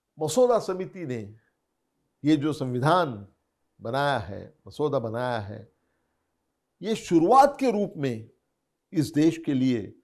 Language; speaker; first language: Hindi; non-native, local second language; Marathi